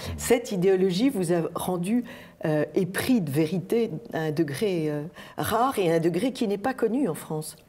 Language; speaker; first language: French; native; French